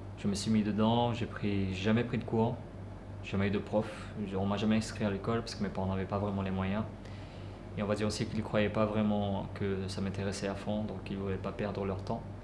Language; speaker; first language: French; early bilingual, other home language; Portuguese